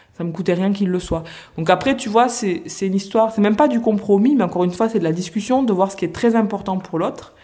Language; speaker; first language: French; native; French